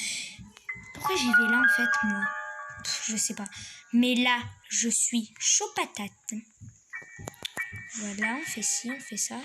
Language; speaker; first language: French; native; French